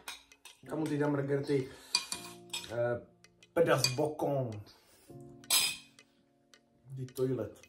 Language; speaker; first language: Indonesian; non-native, learner; Czech